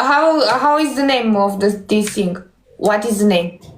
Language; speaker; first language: English; non-native, learner; Romanian